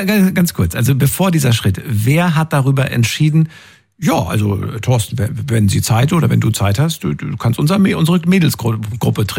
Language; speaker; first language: German; native; German